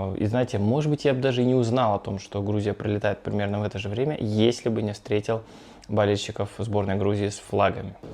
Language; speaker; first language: Russian; native; Russian